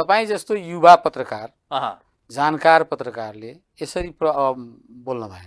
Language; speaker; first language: Nepali; native; Nepali